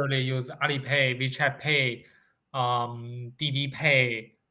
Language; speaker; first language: English; non-native, learner; Chinese